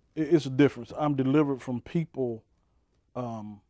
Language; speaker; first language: English; native; English